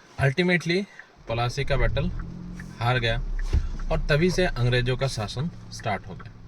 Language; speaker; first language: Hindi; native; Hindi